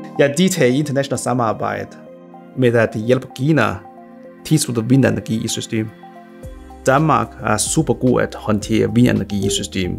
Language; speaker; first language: Danish; non-native, fluent; Chinese